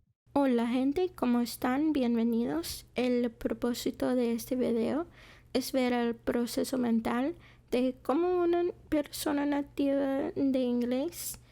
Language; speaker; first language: Spanish; non-native, fluent; English